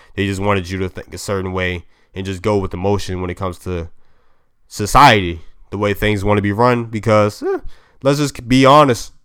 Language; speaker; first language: English; native; English